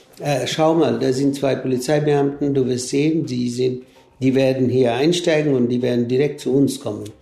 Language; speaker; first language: German; non-native, fluent; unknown